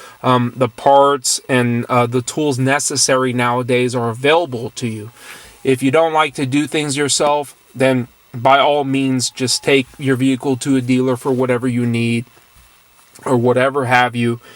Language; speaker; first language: English; native; English